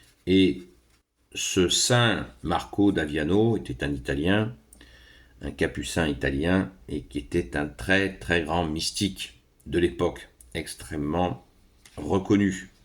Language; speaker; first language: French; native; French